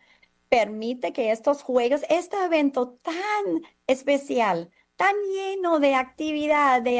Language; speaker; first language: Spanish; non-native, fluent; English